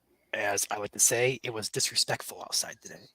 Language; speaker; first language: English; native; English